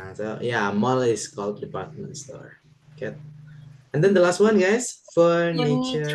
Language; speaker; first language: English; non-native, local second language; Indonesian